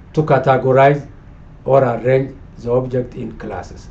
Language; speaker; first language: English; non-native, local second language; Amharic